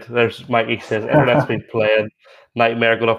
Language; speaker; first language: English; native; English